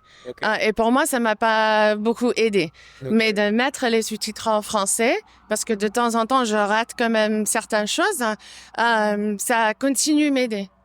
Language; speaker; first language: French; non-native, fluent; English